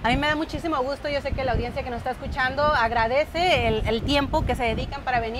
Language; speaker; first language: Spanish; native; Spanish